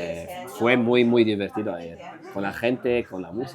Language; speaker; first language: Spanish; non-native, learner; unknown